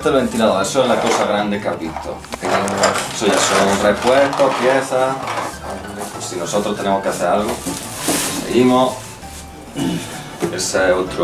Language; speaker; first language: Spanish; native; Spanish